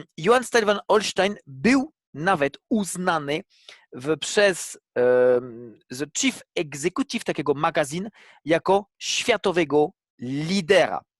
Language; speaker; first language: Polish; non-native, fluent; French